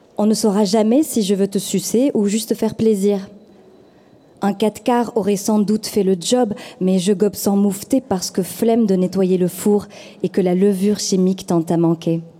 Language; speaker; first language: French; non-native, local second language; Arabic